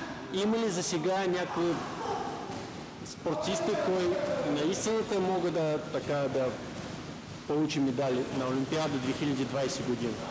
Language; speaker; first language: Bulgarian; non-native, learner; Russian